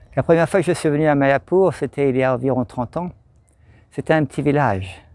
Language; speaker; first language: French; native; French